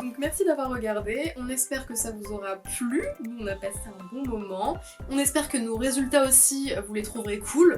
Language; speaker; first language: French; native; French